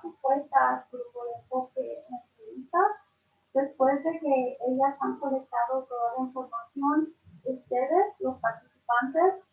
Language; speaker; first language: Spanish; early bilingual, other home language; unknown